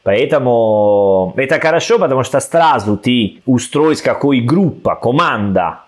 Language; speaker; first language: Russian; non-native, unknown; Italian